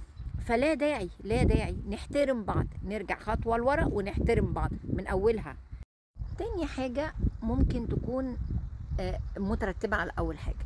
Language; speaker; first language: Arabic; native; Arabic